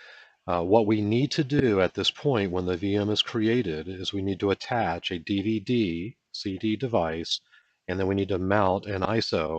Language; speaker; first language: English; native; English